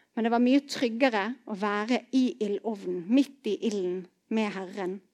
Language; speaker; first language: Norwegian; native; Norwegian